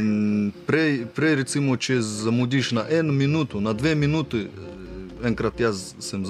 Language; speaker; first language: Slovenian; non-native, learner; Russian